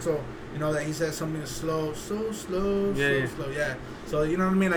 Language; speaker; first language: English; early bilingual, other home language; Spanish